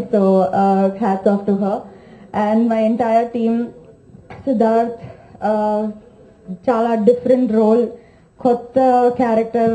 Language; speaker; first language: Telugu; non-native, fluent; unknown